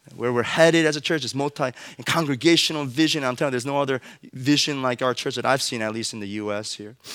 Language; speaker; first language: English; early bilingual, other home language; Korean